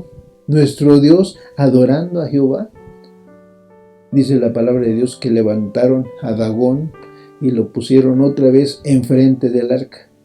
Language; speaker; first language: Spanish; native; Spanish